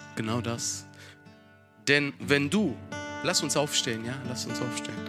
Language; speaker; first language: German; non-native, fluent; Italian